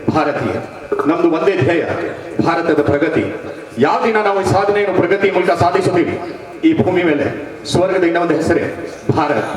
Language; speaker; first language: Kannada; non-native, local second language; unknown